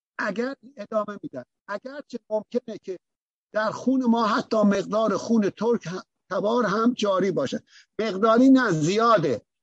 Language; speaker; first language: Persian; native; Persian